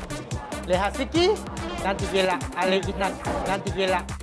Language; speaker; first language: Indonesian; non-native, learner; Japanese